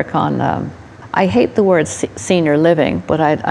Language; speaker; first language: English; native; English